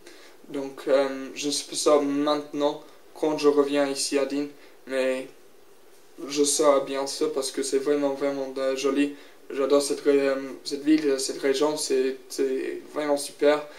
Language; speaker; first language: French; non-native, learner; English